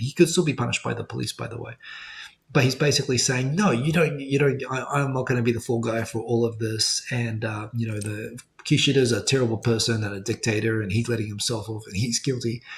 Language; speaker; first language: English; native; English